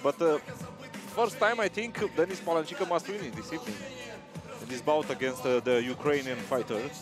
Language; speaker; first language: English; non-native, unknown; Romanian